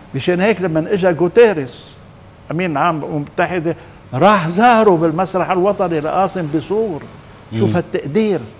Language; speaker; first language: Arabic; native; Arabic